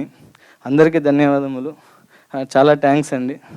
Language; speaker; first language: Telugu; native; Telugu